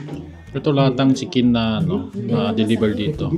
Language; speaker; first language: Filipino; non-native, learner; Korean